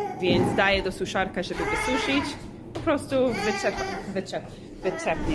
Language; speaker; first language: Polish; non-native, learner; English